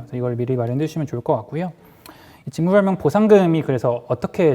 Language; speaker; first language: Korean; native; Korean